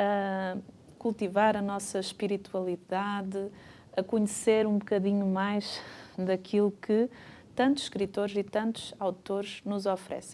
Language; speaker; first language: Portuguese; native; Portuguese